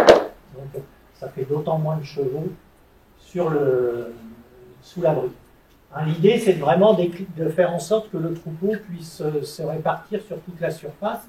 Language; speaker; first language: French; native; French